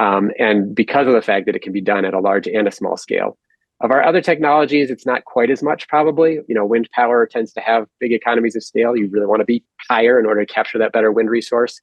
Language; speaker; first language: English; native; English